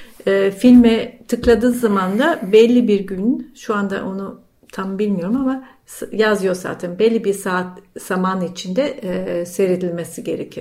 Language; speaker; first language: Turkish; non-native, fluent; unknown